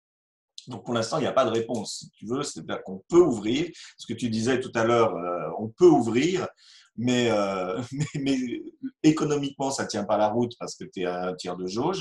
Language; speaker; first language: French; native; French